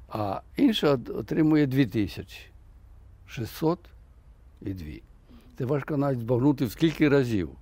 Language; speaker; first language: Ukrainian; native; Ukrainian